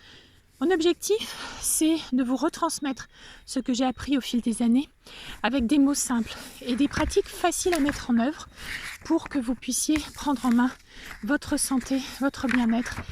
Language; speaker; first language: French; native; French